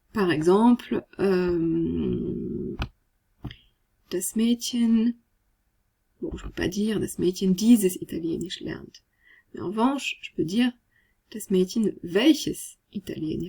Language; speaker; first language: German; non-native, fluent; French